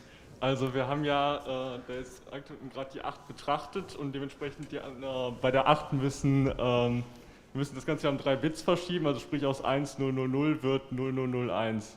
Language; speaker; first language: German; native; German